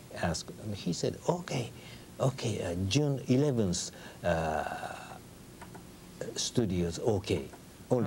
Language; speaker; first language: English; non-native, learner; Japanese